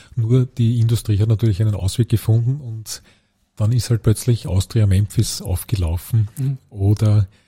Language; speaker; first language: German; native; German